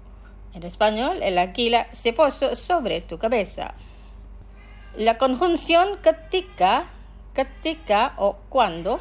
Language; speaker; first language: Spanish; non-native, fluent; Indonesian